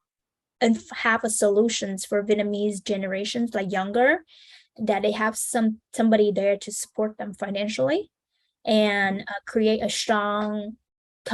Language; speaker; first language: English; non-native, fluent; Vietnamese